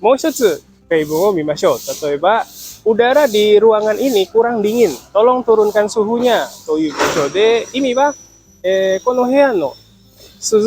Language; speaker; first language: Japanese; non-native, fluent; Indonesian